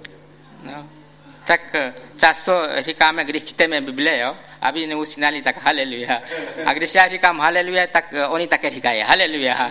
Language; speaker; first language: Czech; non-native, fluent; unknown